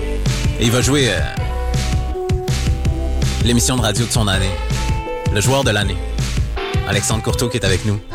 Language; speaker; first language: French; native; French